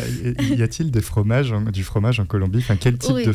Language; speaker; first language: French; native; French